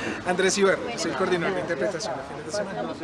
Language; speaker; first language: Spanish; native; Spanish